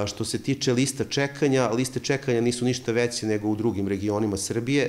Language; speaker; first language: Serbian; native; Serbian